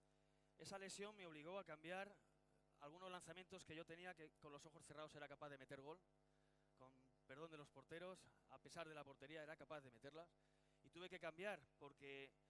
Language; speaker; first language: Spanish; native; Spanish